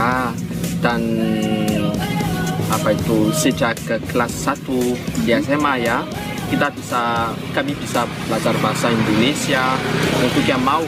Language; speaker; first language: Indonesian; non-native, learner; Malagasy